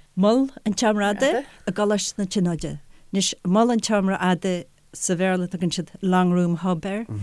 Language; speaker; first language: Irish; native; Irish